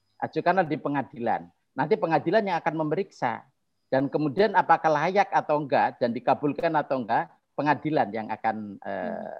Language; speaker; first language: Indonesian; non-native, local second language; Javanese